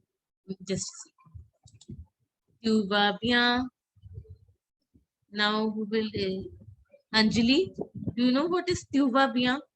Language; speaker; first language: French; non-native, fluent; Hindi